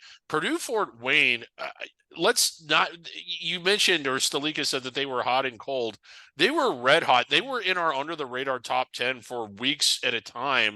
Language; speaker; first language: English; native; English